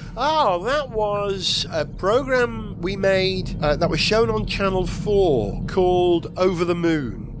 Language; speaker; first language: English; native; English